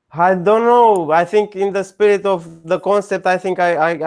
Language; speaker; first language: English; non-native, learner; Romanian